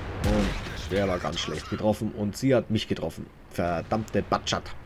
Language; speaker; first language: German; native; German